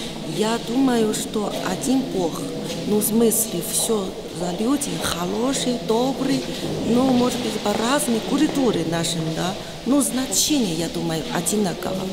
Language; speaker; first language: Russian; non-native, learner; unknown